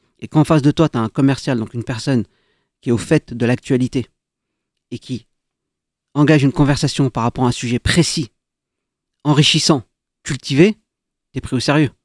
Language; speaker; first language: French; early bilingual, other home language; Arabic